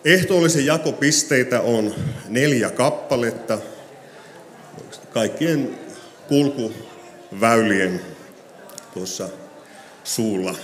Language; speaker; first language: Finnish; native; Finnish